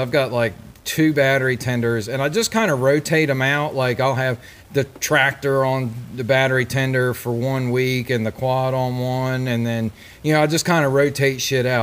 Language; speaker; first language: English; native; English